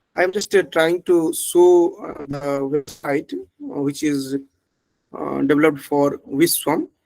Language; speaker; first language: English; non-native, local second language; Hindi